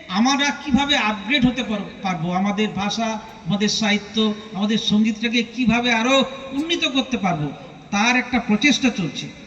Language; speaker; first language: Bangla; non-native, local second language; Santali